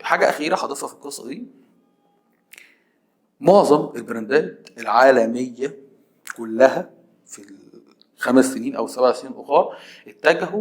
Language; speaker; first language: Arabic; native; Arabic